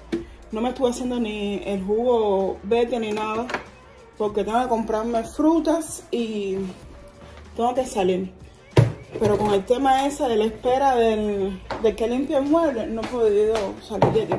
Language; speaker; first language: Spanish; native; Spanish